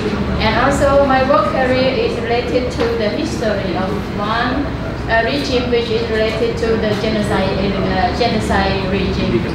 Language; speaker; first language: English; non-native, learner; Khmer